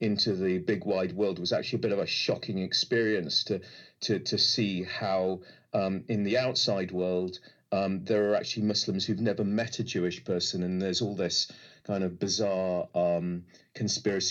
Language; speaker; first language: English; native; English